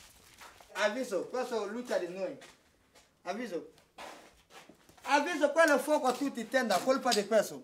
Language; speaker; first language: Italian; non-native, learner; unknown